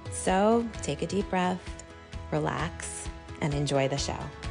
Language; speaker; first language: English; native; English